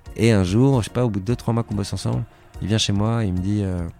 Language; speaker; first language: French; native; French